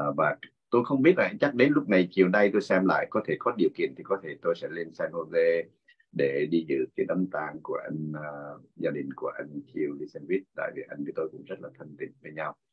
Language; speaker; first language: Vietnamese; native; Vietnamese